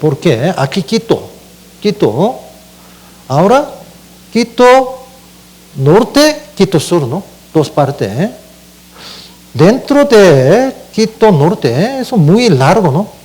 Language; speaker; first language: Spanish; non-native, learner; Korean